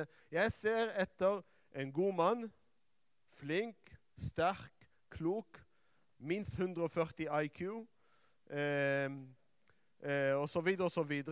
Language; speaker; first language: Norwegian; non-native, fluent; Hebrew